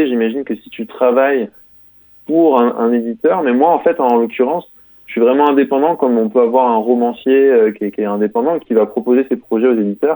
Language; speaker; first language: French; native; French